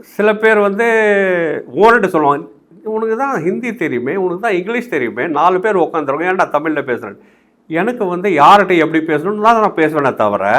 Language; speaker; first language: Tamil; non-native, local second language; Hindi